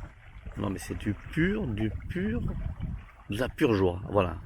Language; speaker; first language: French; native; French